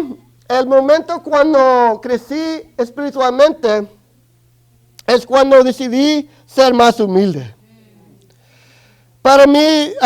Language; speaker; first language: Spanish; early bilingual, other home language; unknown